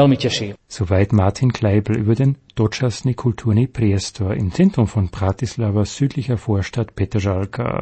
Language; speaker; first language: German; native; German